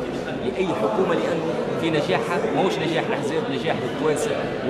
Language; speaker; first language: Arabic; native; Arabic